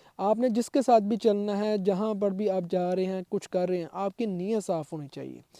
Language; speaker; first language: Urdu; non-native, local second language; Punjabi